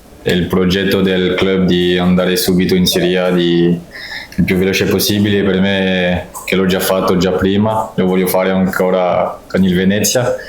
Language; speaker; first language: Italian; non-native, fluent; French